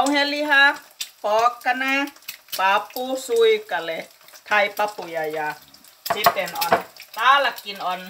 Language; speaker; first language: Finnish; non-native, learner; Thai